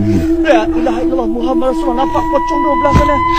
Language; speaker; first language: Malay; native; Malay